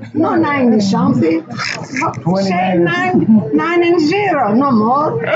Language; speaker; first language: English; non-native, fluent; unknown